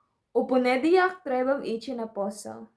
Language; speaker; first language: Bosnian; non-native, learner; Filipino